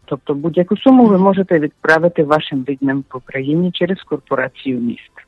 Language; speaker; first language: Ukrainian; native; Ukrainian